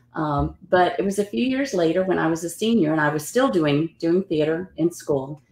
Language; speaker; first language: English; native; English